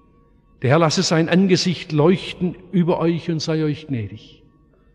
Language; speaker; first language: German; native; German